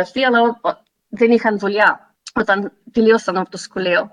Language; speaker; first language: Greek; early bilingual, heritage; Greek